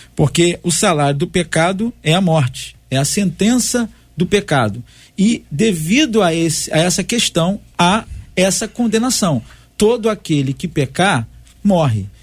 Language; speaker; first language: Portuguese; native; Portuguese